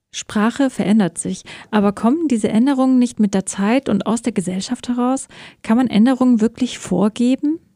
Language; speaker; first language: German; early bilingual, other home language; Persian